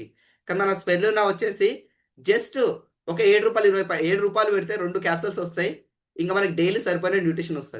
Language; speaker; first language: Telugu; native; Telugu